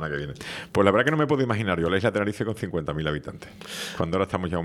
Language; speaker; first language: Spanish; native; Spanish